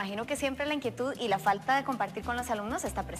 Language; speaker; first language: Spanish; native; Spanish